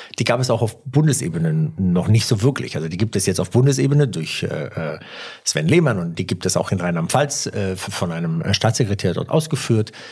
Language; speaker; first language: German; early bilingual, other home language; Italian